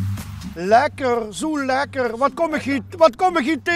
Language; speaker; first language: Dutch; native; Dutch